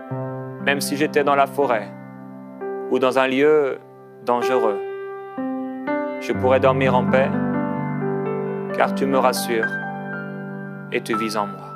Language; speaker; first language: French; non-native, local second language; Haitian Creole